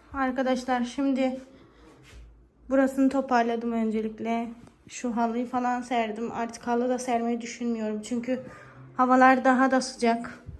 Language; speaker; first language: Turkish; native; Turkish